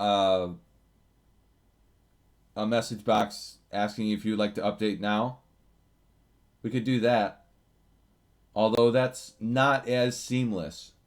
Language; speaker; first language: English; native; English